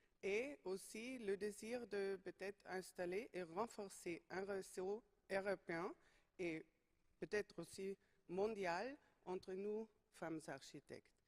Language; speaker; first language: French; non-native, fluent; German